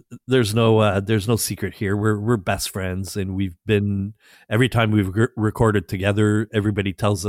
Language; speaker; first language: English; non-native, fluent; French